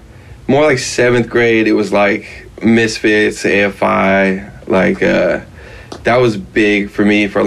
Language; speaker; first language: English; native; English